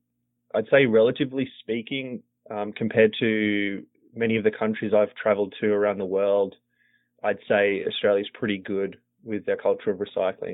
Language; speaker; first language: English; native; English